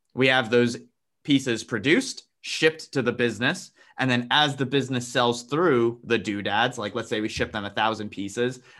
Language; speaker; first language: English; native; English